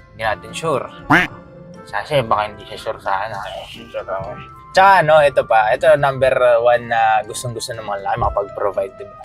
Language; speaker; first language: Filipino; native; Filipino